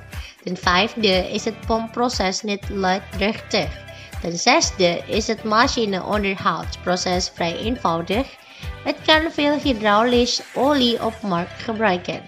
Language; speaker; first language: Dutch; non-native, fluent; Indonesian